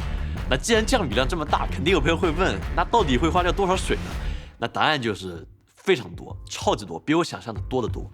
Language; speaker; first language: Chinese; native; Chinese